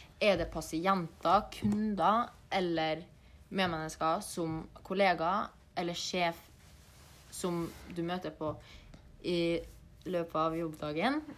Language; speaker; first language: Norwegian; native; Norwegian